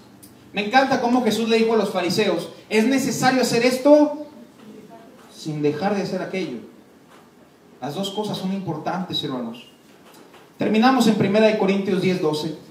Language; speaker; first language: Spanish; native; Spanish